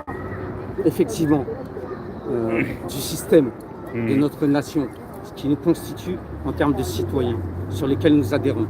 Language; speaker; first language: French; native; French